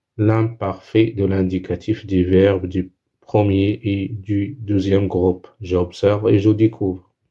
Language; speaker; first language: French; non-native, local second language; Arabic